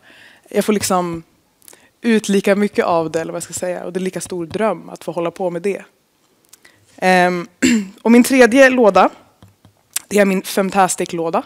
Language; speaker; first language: Swedish; native; Swedish